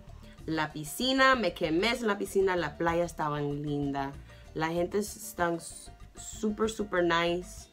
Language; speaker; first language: Spanish; early bilingual, heritage; English